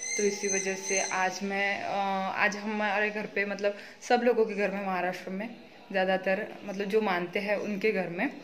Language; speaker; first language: Hindi; non-native, local second language; Marathi